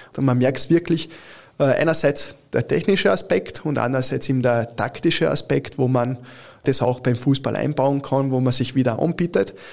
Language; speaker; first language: German; early bilingual, other home language; Italian